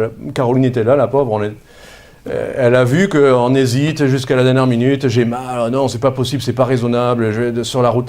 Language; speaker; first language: French; native; French